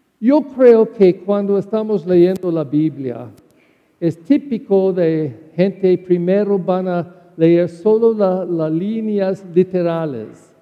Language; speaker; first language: Spanish; non-native, learner; English